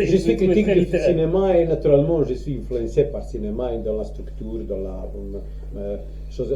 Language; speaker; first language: French; non-native, learner; Croatian